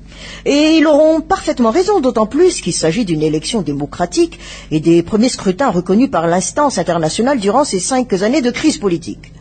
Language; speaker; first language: French; non-native, local second language; Malagasy